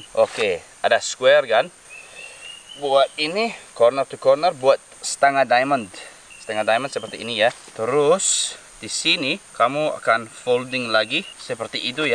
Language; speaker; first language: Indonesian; non-native, learner; English